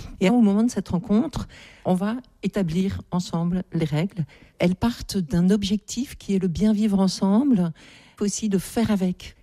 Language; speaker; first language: French; native; French